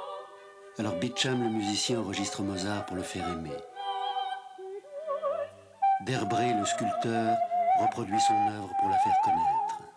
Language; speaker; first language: French; native; French